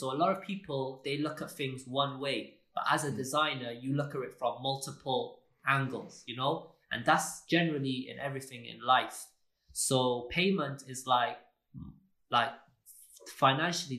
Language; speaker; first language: English; native; English